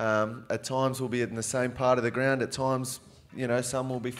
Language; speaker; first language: English; native; English